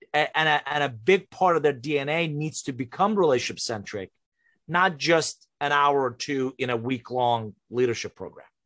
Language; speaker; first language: English; non-native, fluent; Persian